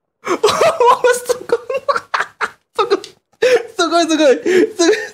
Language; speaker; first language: Japanese; non-native, learner; Indonesian